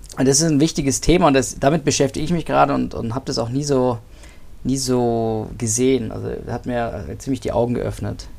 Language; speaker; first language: German; native; German